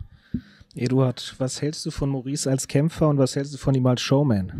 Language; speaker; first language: German; native; German